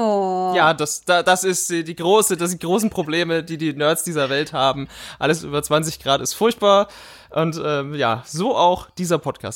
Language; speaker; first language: German; native; German